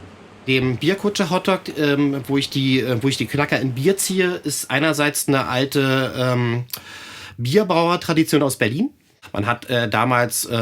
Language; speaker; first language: German; native; German